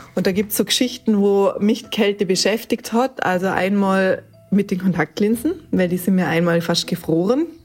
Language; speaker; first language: German; native; German